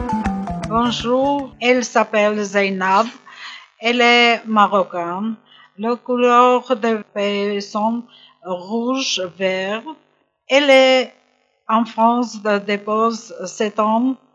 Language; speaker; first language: French; non-native, learner; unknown